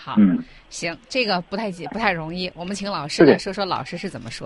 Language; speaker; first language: Chinese; native; Chinese